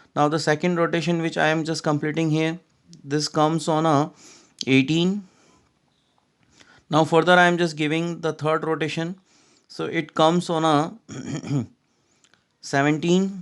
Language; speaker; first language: English; non-native, local second language; Hindi